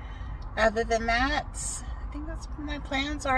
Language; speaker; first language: English; native; English